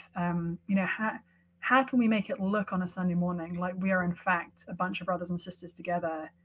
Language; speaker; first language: English; native; English